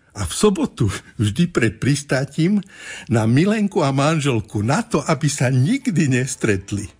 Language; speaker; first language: Slovak; native; Slovak